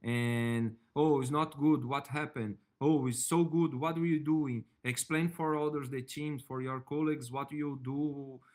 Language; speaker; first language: English; non-native, learner; Portuguese